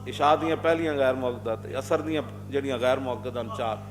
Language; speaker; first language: Urdu; non-native, local second language; Punjabi